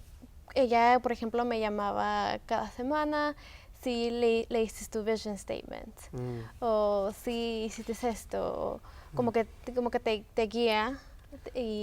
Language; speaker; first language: Spanish; early bilingual, heritage; Spanish